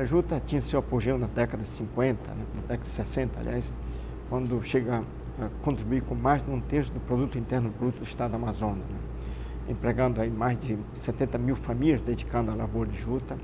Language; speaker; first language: Portuguese; early bilingual, other home language; Japanese